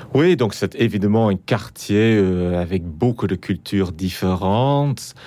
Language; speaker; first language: French; non-native, fluent; Dutch